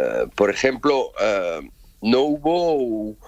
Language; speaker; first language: Spanish; non-native, fluent; French